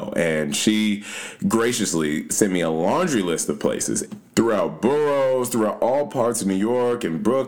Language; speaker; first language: English; native; English